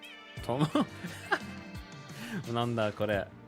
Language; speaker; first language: Japanese; non-native, learner; English